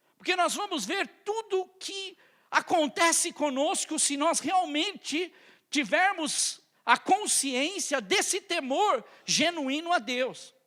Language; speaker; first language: Portuguese; native; Portuguese